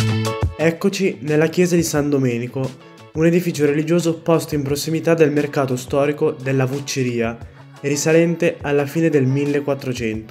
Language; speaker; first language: Italian; native; Italian